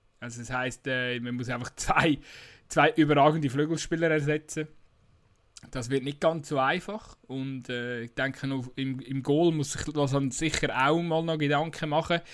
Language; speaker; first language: German; native; German